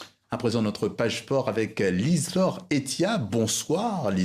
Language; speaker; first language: French; native; French